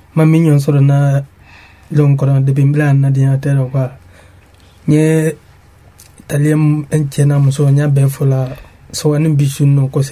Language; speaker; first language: Italian; non-native, learner; Mandingo